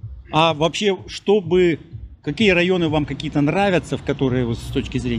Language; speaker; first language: Russian; native; Russian